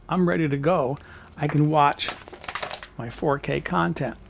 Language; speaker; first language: English; native; English